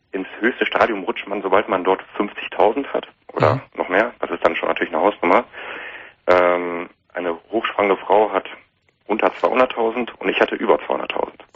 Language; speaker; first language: German; native; German